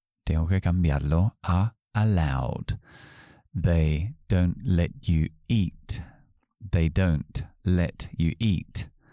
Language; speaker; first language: English; native; English